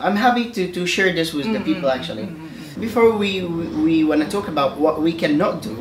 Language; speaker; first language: English; non-native, fluent; Arabic